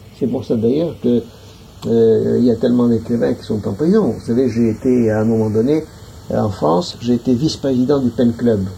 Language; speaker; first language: French; non-native, local second language; Arabic